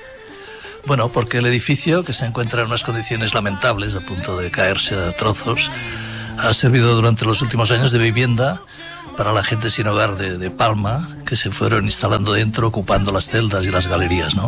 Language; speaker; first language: Spanish; native; Spanish